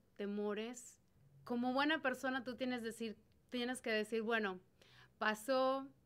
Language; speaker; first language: Spanish; native; Spanish